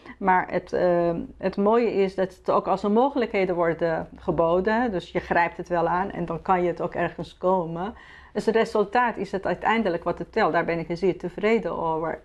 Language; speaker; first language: Dutch; non-native, fluent; Persian